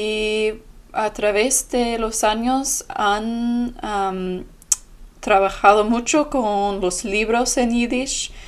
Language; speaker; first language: Spanish; non-native, fluent; English